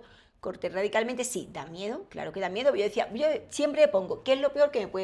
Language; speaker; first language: Spanish; native; Spanish